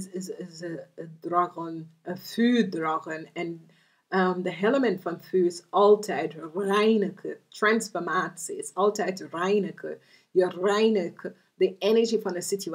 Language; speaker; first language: Dutch; non-native, fluent; English